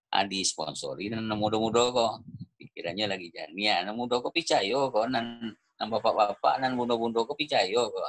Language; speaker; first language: Indonesian; native; Indonesian